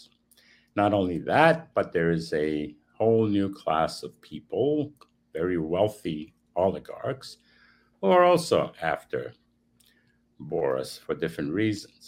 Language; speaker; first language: English; non-native, fluent; Romanian